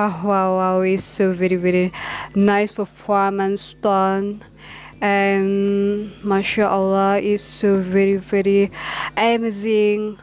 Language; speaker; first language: English; non-native, learner; Indonesian